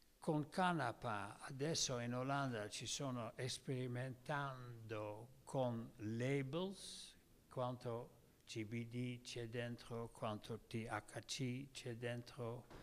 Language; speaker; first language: Italian; non-native, learner; Dutch